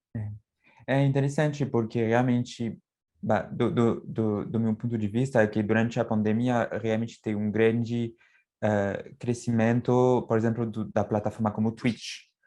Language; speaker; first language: Portuguese; non-native, fluent; French